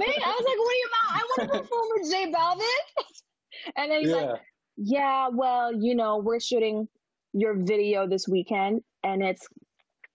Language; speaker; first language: English; non-native, local second language; Filipino